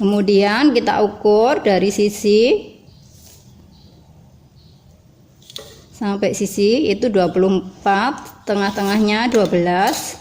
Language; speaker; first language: Indonesian; native; Indonesian